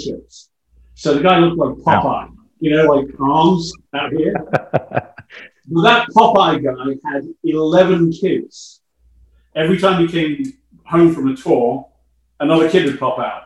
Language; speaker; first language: English; native; English